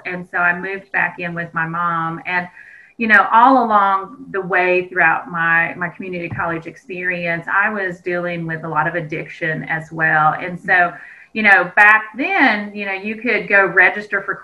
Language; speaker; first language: English; native; English